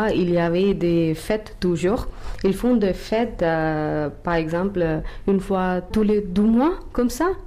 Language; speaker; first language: French; non-native, learner; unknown